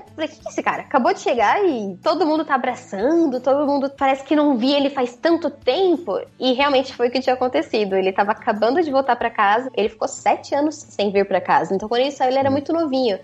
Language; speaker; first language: Portuguese; native; Portuguese